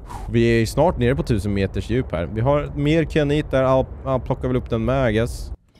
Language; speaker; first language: Swedish; native; Swedish